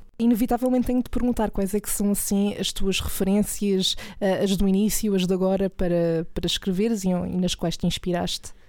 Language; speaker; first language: Portuguese; native; Portuguese